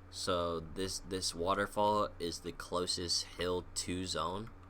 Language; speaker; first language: English; native; English